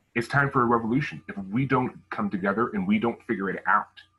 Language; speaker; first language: English; native; English